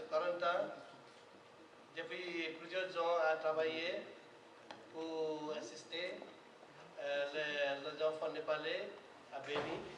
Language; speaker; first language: French; non-native, learner; Nepali